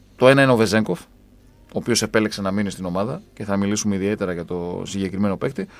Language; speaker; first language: Greek; native; Greek